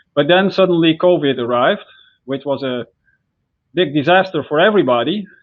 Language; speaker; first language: English; non-native, fluent; Dutch